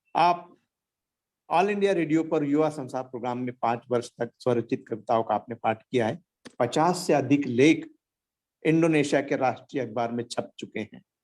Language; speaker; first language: Hindi; native; Hindi